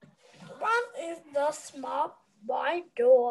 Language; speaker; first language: English; non-native, learner; Vietnamese